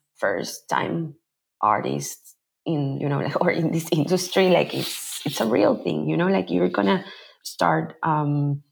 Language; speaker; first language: English; non-native, fluent; Spanish